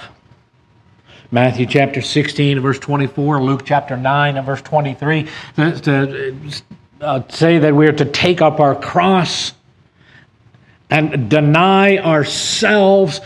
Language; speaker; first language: English; native; English